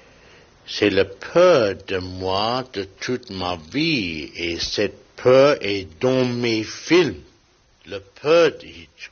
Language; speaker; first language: French; non-native, learner; English